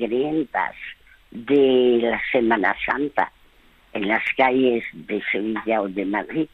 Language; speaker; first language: Spanish; early bilingual, other home language; French